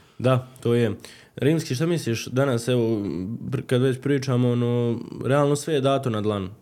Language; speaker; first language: Serbian; native; Serbian